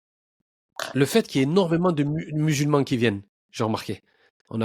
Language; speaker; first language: French; native; French